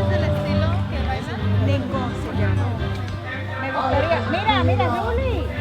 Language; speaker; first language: Spanish; native; Spanish